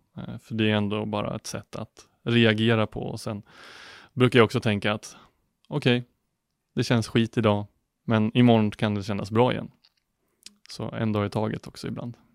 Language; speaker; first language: Swedish; native; Swedish